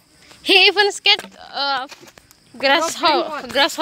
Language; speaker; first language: English; non-native, learner; Indonesian